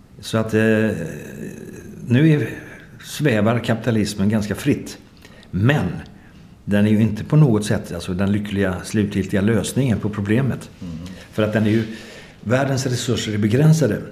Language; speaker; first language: Swedish; native; Swedish